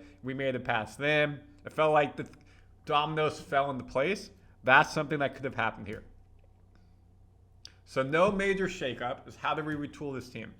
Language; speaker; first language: English; native; English